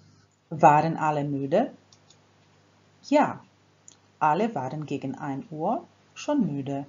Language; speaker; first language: German; non-native, fluent; Croatian